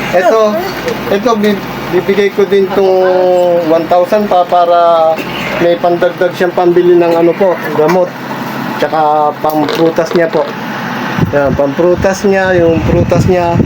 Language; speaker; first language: Filipino; native; Filipino